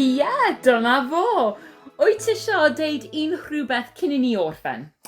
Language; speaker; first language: Welsh; non-native, learner; English